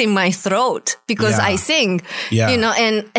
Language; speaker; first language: English; non-native, fluent; Japanese